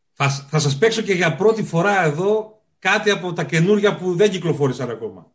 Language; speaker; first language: Greek; native; Greek